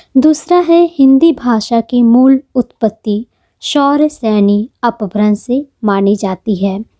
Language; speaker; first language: Hindi; native; Hindi